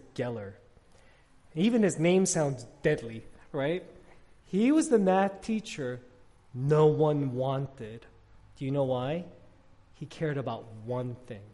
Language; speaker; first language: English; native; English